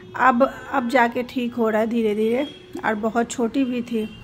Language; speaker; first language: Hindi; native; Hindi